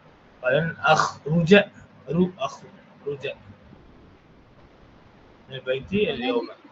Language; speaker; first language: Arabic; non-native, fluent; Tamil